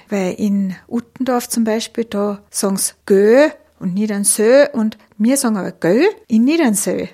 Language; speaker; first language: German; native; German